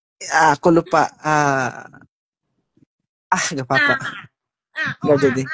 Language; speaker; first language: Indonesian; non-native, learner; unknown